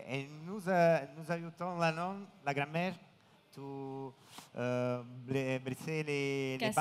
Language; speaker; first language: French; non-native, learner; Italian